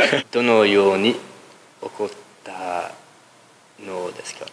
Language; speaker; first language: Japanese; non-native, learner; English